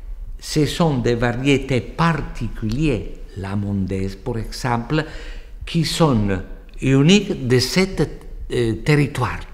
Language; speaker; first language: French; non-native, fluent; Italian